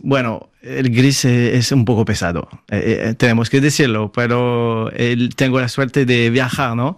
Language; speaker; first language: Spanish; non-native, fluent; French